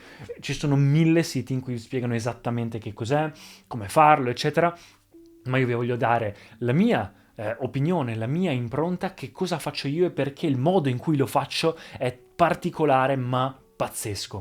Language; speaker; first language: Italian; native; Italian